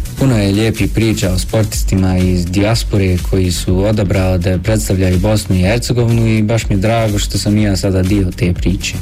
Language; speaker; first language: Bosnian; early bilingual, heritage; Bosnian